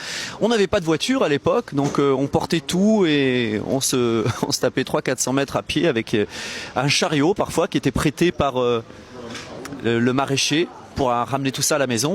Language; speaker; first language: French; native; French